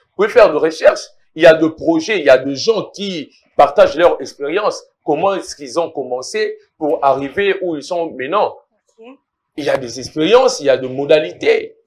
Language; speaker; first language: French; non-native, local second language; Lingala